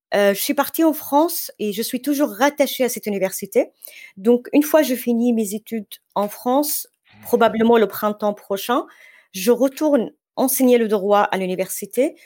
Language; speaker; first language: French; non-native, fluent; Arabic